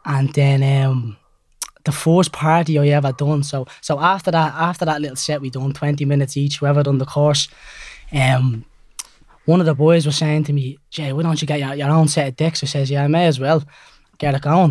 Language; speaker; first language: English; native; English